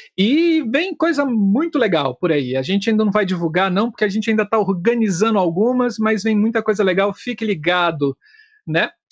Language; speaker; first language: Portuguese; native; Portuguese